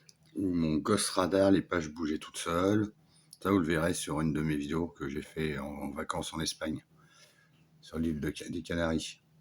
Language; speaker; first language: French; native; French